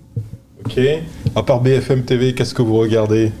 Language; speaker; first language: French; native; French